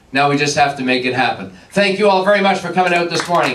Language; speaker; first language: English; native; English